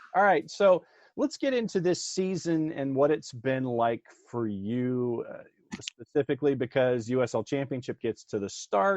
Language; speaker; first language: English; native; English